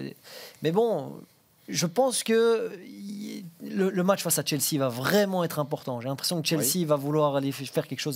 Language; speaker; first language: French; native; French